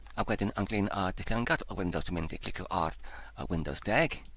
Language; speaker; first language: Welsh; non-native, learner; Polish